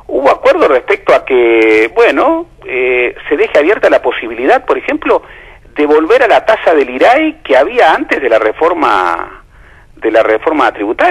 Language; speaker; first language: Spanish; native; Spanish